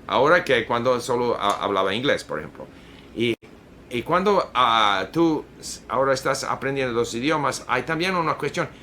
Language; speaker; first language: Spanish; non-native, fluent; Swedish